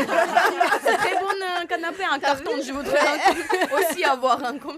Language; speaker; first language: French; non-native, learner; Russian